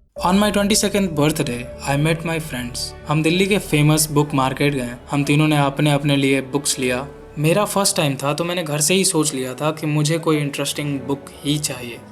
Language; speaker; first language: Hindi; non-native, local second language; Bhojpuri